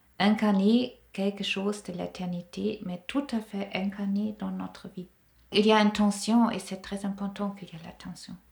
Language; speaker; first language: French; non-native, fluent; German